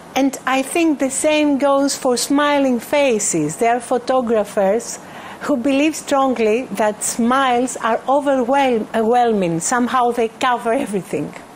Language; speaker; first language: English; non-native, fluent; Greek